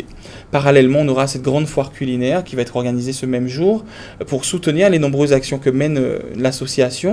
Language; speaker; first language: French; native; French